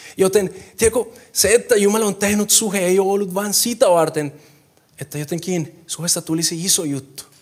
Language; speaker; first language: Finnish; non-native, fluent; Spanish